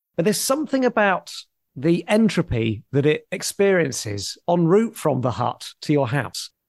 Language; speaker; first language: English; native; English